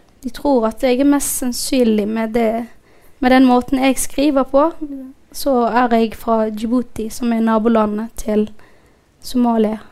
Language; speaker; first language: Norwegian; non-native, fluent; Somali